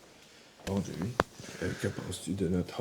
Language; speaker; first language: French; native; French